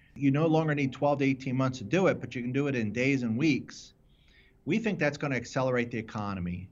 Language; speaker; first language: English; native; English